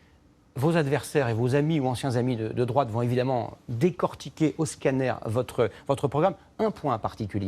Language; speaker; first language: French; native; French